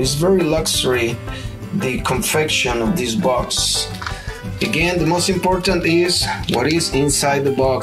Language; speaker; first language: English; non-native, fluent; Spanish